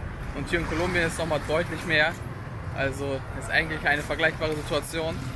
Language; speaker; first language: German; native; German